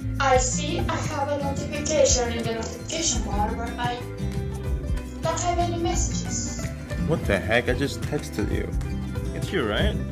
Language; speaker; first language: English; non-native, fluent; Indonesian